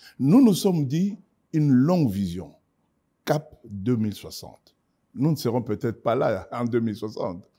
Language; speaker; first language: French; non-native, local second language; Lingala